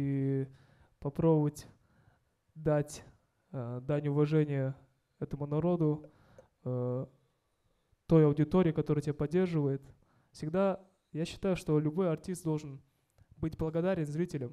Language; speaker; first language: Russian; non-native, local second language; Kazakh